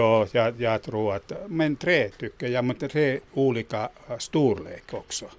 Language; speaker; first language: Swedish; non-native, local second language; Finnish